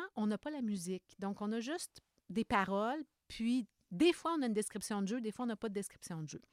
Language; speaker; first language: French; native; French